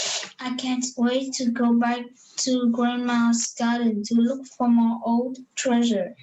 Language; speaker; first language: English; non-native, learner; Vietnamese